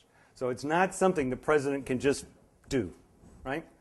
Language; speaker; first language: English; native; English